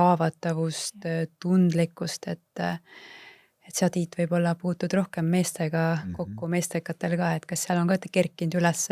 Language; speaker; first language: Estonian; native; Estonian